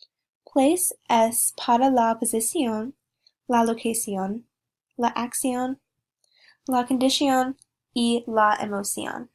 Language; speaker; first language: Spanish; non-native, learner; English